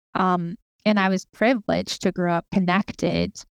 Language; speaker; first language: English; native; English